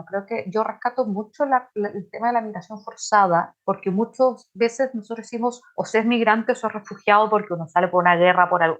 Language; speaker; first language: Spanish; native; Spanish